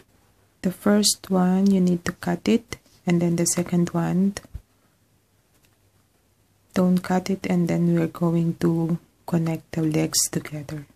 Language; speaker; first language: English; non-native, fluent; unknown